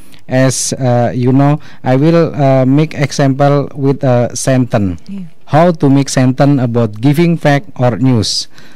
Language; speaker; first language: English; non-native, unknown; Indonesian